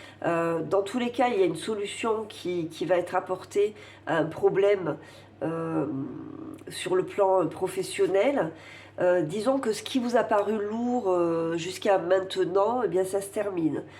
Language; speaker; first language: French; native; French